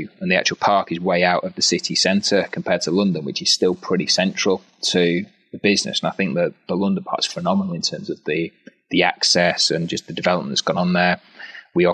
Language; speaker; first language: English; native; English